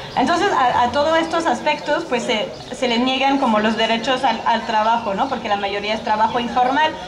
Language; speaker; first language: Spanish; non-native, fluent; French